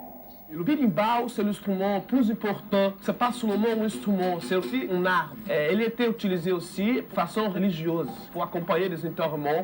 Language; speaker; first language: French; non-native, fluent; Portuguese